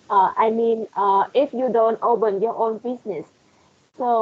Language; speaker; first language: English; non-native, fluent; Vietnamese